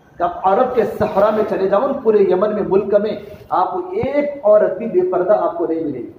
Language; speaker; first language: Urdu; non-native, local second language; Gujarati